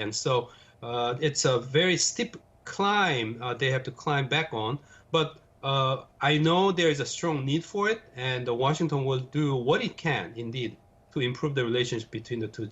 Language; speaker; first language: English; non-native, fluent; Korean